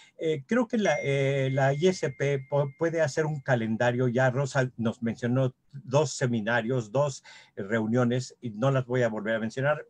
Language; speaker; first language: Spanish; native; Spanish